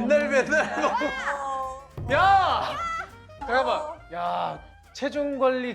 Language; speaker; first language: Korean; native; Korean